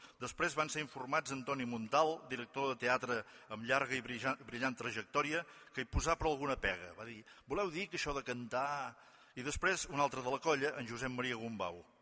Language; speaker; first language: Catalan; native; Catalan